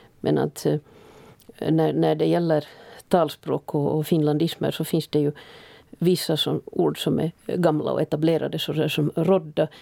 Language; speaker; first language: Swedish; native; Swedish